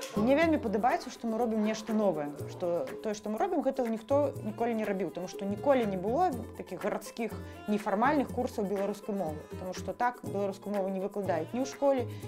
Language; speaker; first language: Belarusian; non-native, local second language; Russian